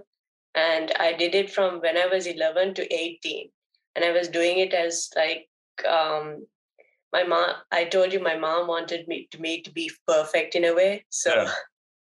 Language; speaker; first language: English; non-native, local second language; Sinhala